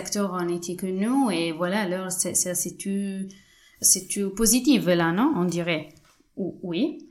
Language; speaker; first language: French; non-native, fluent; Spanish